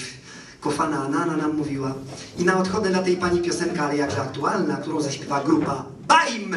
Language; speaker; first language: Polish; native; Polish